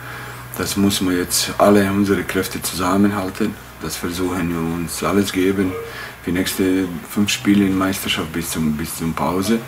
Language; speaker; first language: German; non-native, fluent; Bosnian